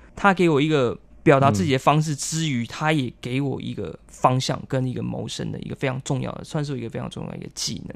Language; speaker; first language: Chinese; non-native, local second language; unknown